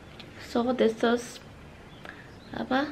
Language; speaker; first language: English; non-native, learner; Indonesian